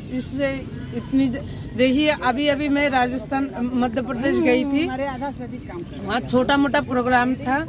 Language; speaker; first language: Hindi; native; Hindi